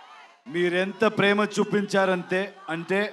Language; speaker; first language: Telugu; non-native, learner; Kannada